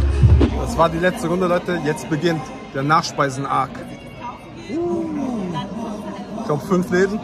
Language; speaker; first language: German; early bilingual, other home language; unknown